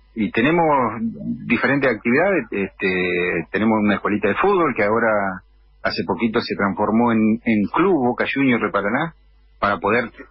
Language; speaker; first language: Spanish; native; Spanish